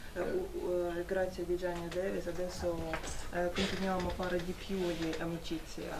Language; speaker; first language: Italian; non-native, learner; Ukrainian